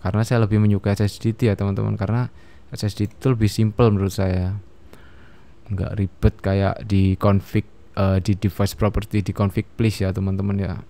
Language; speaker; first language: Indonesian; native; Indonesian